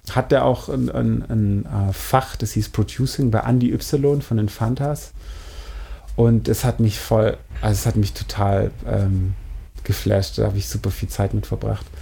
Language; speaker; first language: German; native; German